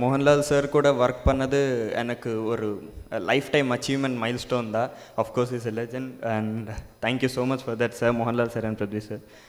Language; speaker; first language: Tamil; non-native, learner; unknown